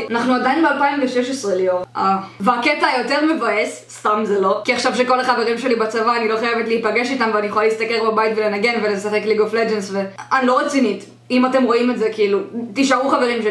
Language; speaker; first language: Hebrew; native; Hebrew